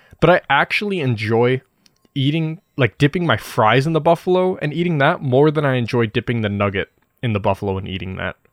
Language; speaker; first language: English; native; English